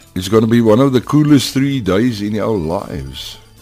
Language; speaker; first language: English; non-native, local second language; Afrikaans